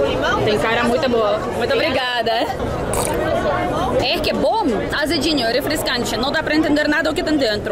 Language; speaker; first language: Portuguese; non-native, fluent; Russian